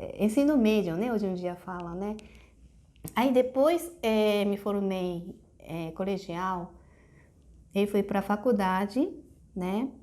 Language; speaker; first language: Portuguese; non-native, fluent; Japanese